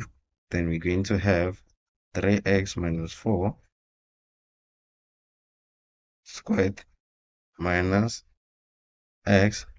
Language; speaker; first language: English; non-native, local second language; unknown